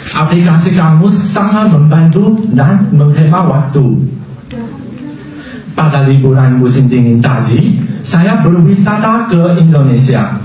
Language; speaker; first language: Indonesian; non-native, learner; Chinese